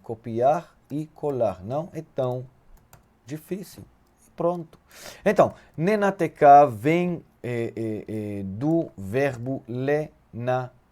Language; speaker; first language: Portuguese; non-native, fluent; Hebrew